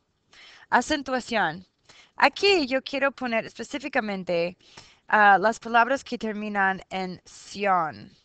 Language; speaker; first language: Spanish; non-native, fluent; English